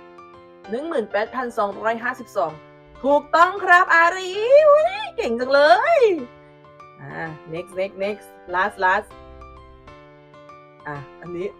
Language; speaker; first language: Thai; native; Thai